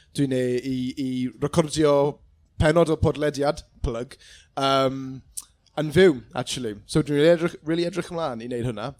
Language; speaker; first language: Welsh; non-native, local second language; English